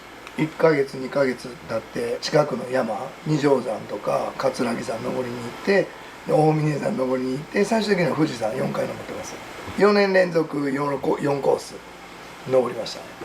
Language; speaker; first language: Japanese; native; Japanese